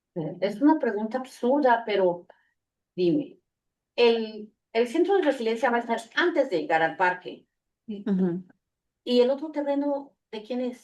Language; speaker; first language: Spanish; native; Spanish